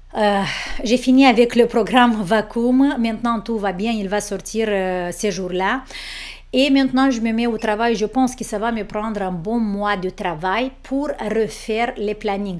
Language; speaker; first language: French; non-native, fluent; Romanian